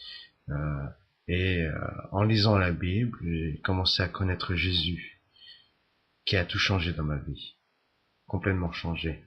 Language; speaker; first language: French; native; French